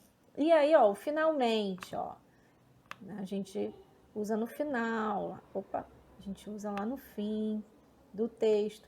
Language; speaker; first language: Portuguese; native; Portuguese